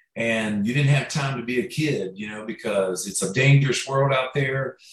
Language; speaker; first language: English; native; English